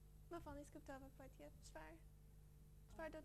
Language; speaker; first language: Albanian; non-native, learner; English